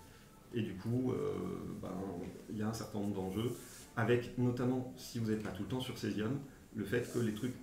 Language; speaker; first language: French; native; French